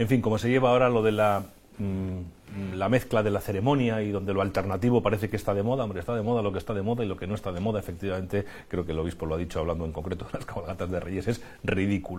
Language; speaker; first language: Spanish; native; Spanish